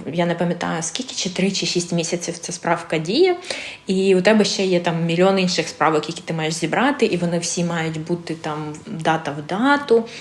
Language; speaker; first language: Ukrainian; early bilingual, other home language; Armenian